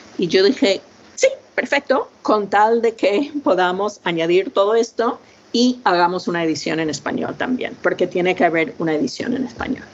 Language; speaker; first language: Spanish; non-native, fluent; English